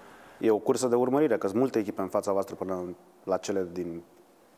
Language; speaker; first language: Romanian; native; Romanian